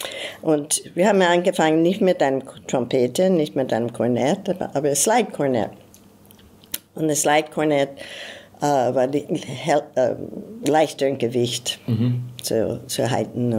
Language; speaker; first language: German; non-native, fluent; English